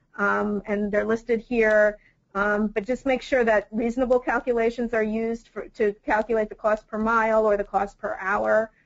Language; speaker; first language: English; native; English